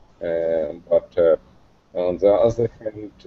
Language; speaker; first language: English; non-native, learner; Russian